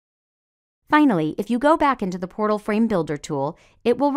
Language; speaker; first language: English; native; English